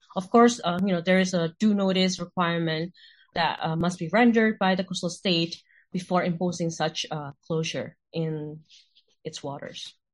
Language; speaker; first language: English; non-native, fluent; Indonesian